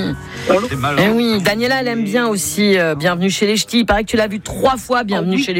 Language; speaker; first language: French; native; French